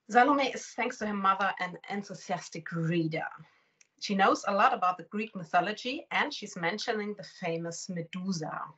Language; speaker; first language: English; non-native, fluent; German